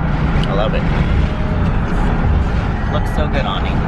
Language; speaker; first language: English; native; English